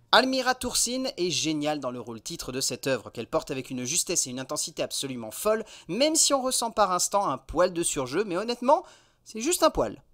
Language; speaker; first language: French; native; French